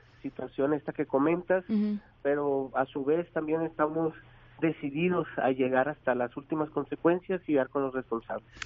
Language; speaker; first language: Spanish; native; Spanish